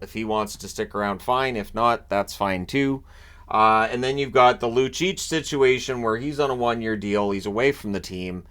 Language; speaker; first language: English; native; English